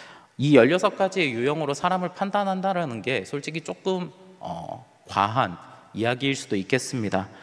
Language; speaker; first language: Korean; native; Korean